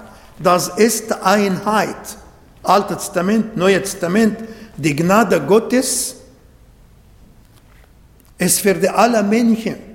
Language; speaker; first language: German; non-native, learner; Arabic